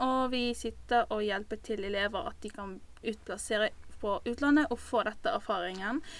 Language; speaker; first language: Norwegian; non-native, fluent; Arabic